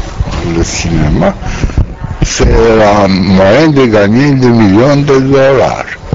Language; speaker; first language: French; non-native, learner; Romanian